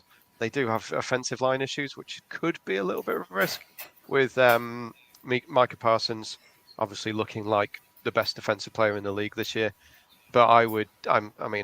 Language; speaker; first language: English; native; English